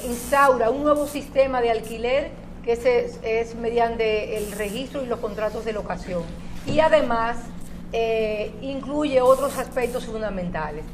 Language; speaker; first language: Spanish; native; Spanish